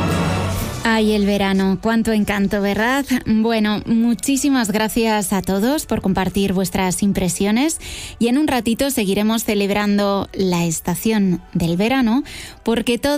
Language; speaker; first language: Spanish; native; Spanish